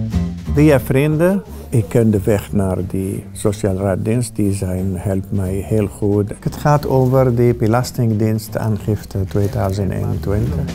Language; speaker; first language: Dutch; non-native, learner; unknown